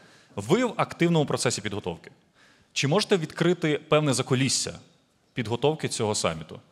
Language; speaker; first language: Ukrainian; native; Ukrainian